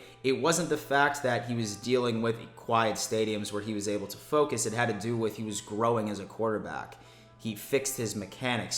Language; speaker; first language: English; native; English